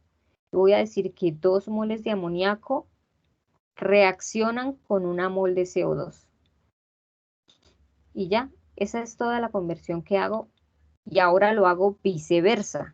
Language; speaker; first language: Spanish; native; Spanish